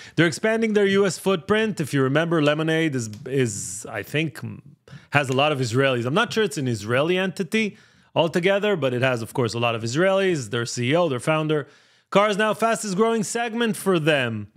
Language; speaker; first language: English; non-native, fluent; Hebrew